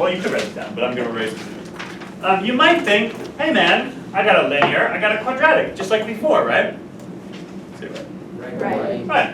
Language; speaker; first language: English; native; English